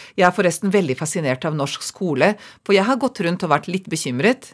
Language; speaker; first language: Norwegian; non-native, fluent; Serbian